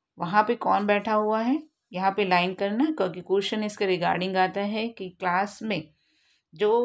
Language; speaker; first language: Hindi; non-native, local second language; Gujarati